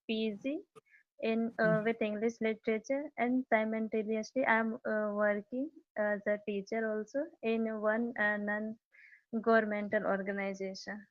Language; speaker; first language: English; non-native, learner; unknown